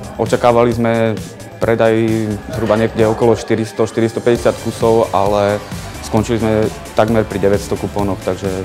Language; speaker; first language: Slovak; native; Slovak